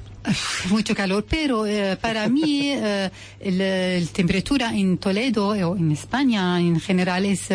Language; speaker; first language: Spanish; non-native, learner; Arabic